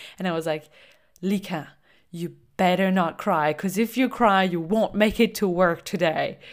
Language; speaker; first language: English; non-native, fluent; French